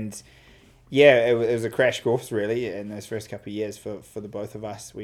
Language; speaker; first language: English; native; English